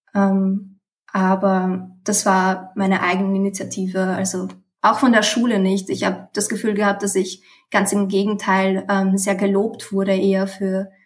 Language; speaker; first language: German; early bilingual, other home language; Romanian